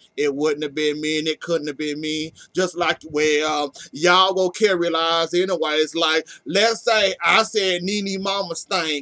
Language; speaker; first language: English; native; English